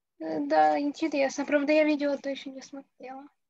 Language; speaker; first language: Russian; native; Russian